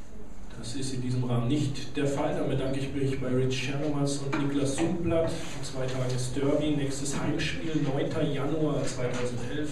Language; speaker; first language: German; native; German